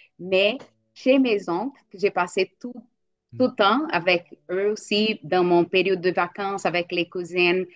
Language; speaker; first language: French; non-native, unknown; Portuguese